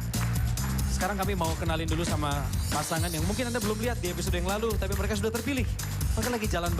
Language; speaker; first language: Indonesian; native; Indonesian